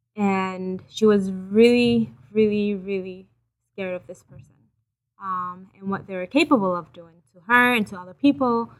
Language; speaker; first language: English; early bilingual, other home language; Haitian Creole